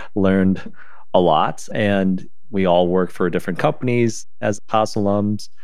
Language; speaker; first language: English; non-native, fluent; Chinese